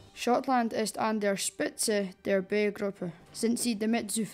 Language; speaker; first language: German; non-native, learner; English